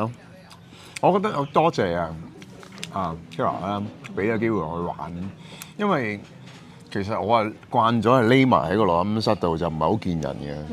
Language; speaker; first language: Cantonese; native; Cantonese